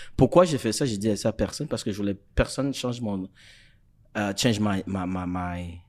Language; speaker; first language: French; non-native, fluent; English